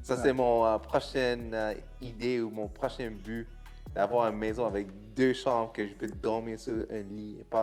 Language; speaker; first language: French; non-native, local second language; English